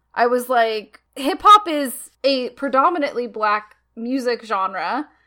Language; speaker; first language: English; native; English